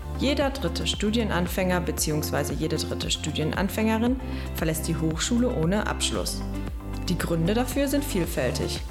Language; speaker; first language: German; native; German